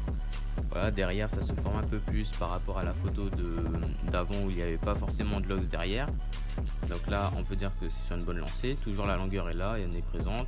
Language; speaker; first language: French; native; French